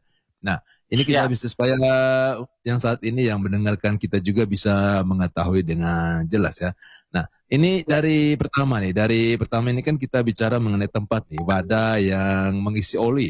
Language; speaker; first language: Indonesian; native; Indonesian